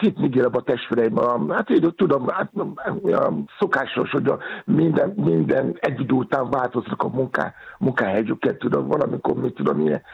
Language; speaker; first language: Hungarian; non-native, fluent; Yoruba